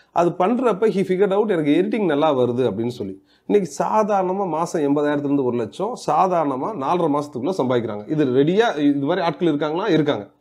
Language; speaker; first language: Tamil; native; Tamil